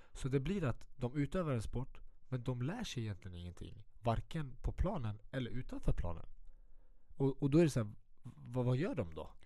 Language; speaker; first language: Swedish; early bilingual, other home language; Central Kurdish